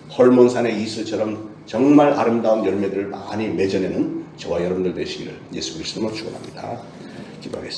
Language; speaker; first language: Korean; native; Korean